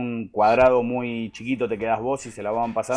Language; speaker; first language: Spanish; native; Spanish